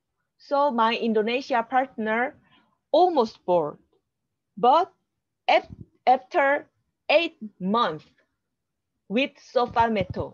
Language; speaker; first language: English; non-native, learner; Korean